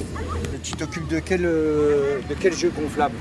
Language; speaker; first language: French; native; French